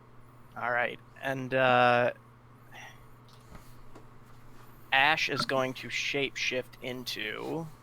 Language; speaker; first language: English; native; English